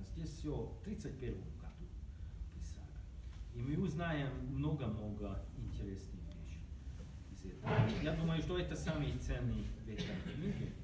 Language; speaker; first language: Russian; non-native, learner; Hungarian